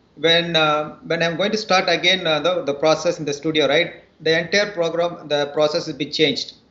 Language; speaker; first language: English; non-native, local second language; Tamil